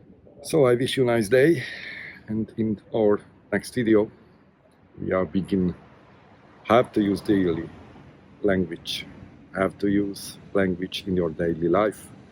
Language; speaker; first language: English; non-native, learner; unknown